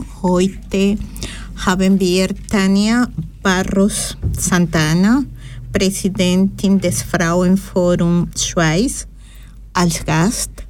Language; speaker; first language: German; non-native, learner; Spanish